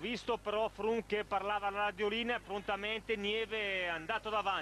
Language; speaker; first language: Italian; native; Italian